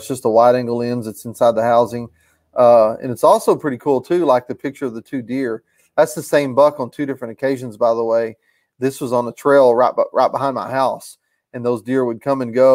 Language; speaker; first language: English; native; English